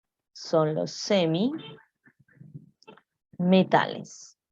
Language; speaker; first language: Spanish; native; Spanish